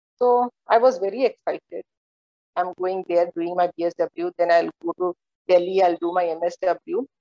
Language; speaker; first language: English; non-native, local second language; Malayalam